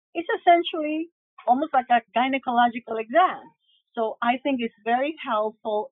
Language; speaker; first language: English; early bilingual, other home language; Spanish